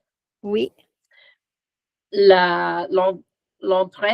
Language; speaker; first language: French; non-native, learner; English